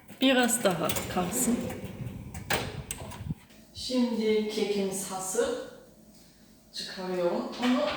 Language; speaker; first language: Turkish; non-native, learner; German